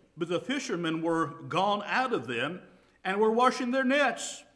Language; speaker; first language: English; native; English